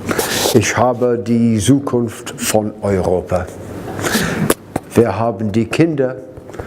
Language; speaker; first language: German; non-native, learner; English